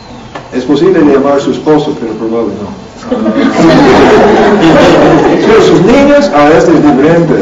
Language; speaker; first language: Spanish; non-native, learner; English